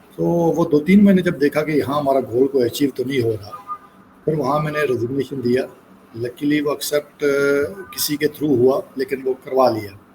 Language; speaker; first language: Urdu; non-native, local second language; Punjabi